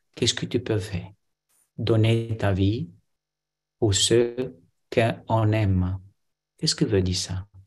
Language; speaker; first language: French; non-native, fluent; Romanian